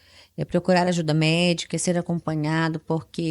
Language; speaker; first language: Portuguese; native; Portuguese